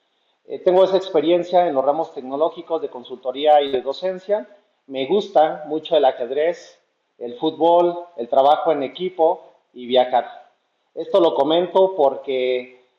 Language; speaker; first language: Spanish; native; Spanish